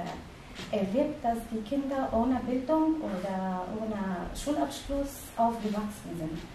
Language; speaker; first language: German; non-native, learner; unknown